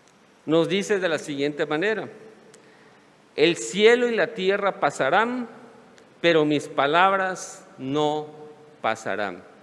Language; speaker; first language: Spanish; native; Spanish